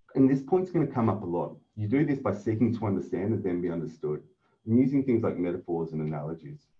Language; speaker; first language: English; native; English